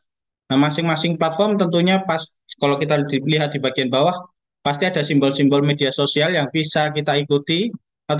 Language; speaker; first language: Indonesian; native; Indonesian